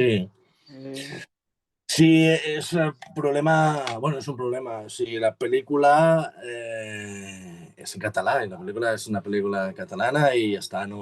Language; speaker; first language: Catalan; native; Catalan